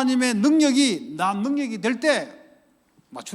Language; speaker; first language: Korean; native; Korean